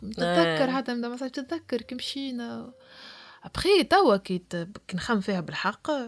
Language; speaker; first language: Arabic; native; Arabic